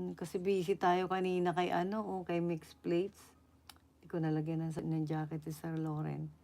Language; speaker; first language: Filipino; non-native, local second language; Iloko